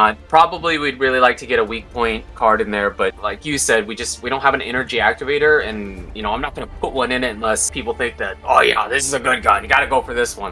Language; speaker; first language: English; native; English